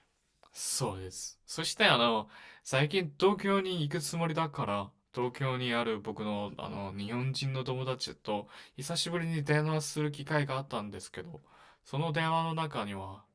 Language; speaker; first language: Japanese; non-native, learner; Korean